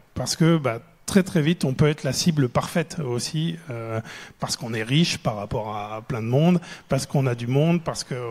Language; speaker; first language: French; native; French